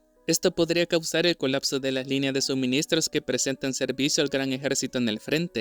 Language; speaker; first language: Spanish; native; Spanish